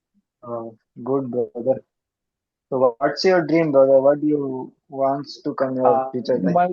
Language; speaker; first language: English; non-native, learner; Hindi